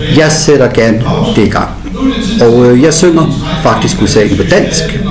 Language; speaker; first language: Danish; native; Danish